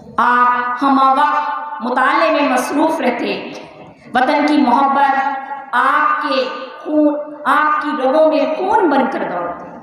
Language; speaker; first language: Urdu; native; Urdu